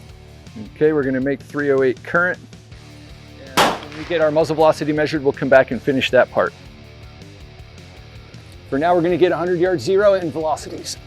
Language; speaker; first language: English; native; English